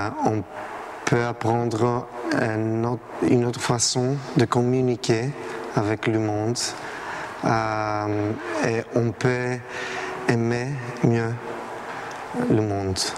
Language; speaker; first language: French; non-native, fluent; Greek